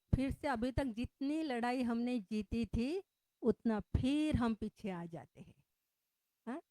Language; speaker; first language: Hindi; non-native, local second language; Marathi